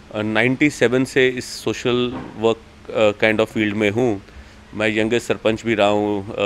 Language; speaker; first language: Hindi; native; Hindi